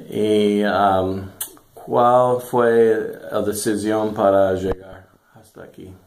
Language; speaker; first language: Spanish; non-native, learner; English